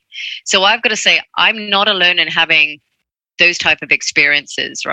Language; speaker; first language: English; non-native, local second language; Cantonese